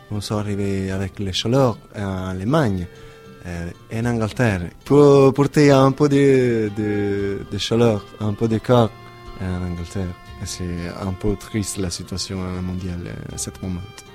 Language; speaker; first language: French; non-native, learner; Italian